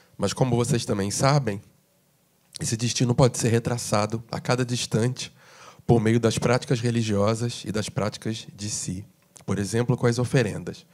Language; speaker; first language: Portuguese; native; Portuguese